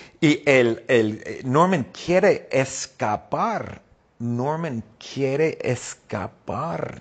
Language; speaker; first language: Spanish; non-native, fluent; English